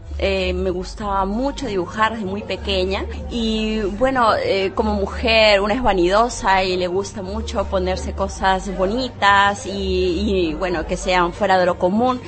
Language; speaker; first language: Spanish; native; Spanish